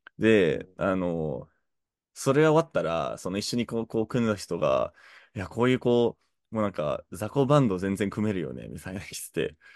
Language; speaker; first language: Japanese; native; Japanese